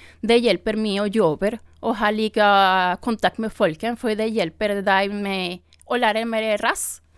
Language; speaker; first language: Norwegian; non-native, learner; Spanish